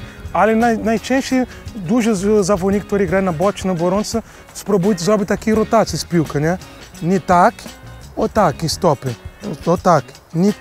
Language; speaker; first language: Polish; non-native, learner; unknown